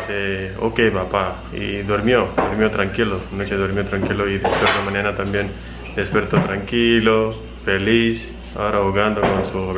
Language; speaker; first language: Spanish; non-native, learner; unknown